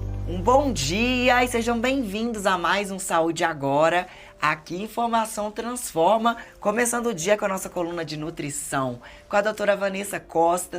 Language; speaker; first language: Portuguese; native; Portuguese